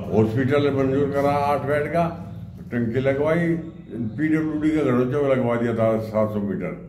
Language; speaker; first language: Hindi; native; Hindi